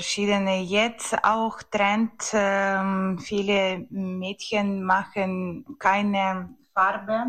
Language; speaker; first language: German; non-native, learner; Ukrainian